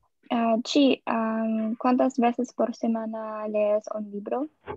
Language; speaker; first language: Spanish; non-native, learner; English